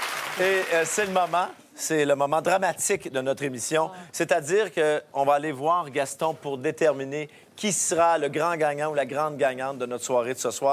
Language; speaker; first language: French; native; French